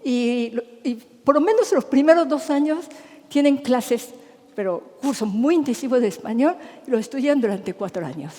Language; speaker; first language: Spanish; non-native, fluent; Japanese